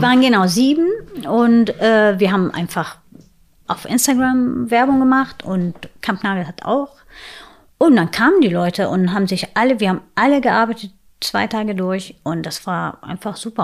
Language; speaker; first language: German; non-native, fluent; Arabic